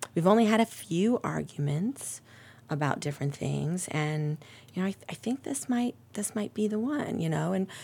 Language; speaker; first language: English; native; English